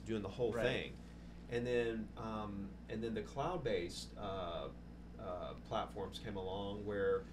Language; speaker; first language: English; native; English